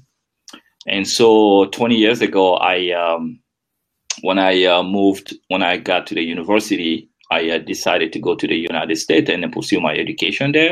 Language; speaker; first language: English; non-native, fluent; French